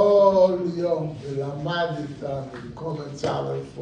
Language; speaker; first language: Hebrew; non-native, fluent; Yiddish